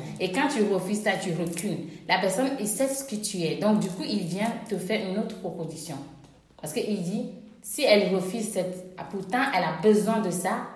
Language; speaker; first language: French; non-native, local second language; Ewe